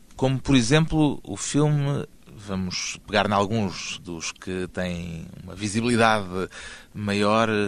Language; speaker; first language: Portuguese; native; Portuguese